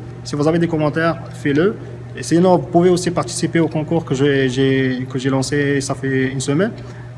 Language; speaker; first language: French; non-native, local second language; Arabic